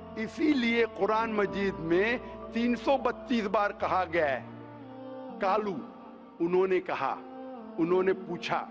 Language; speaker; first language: Hindi; non-native, local second language; Konkani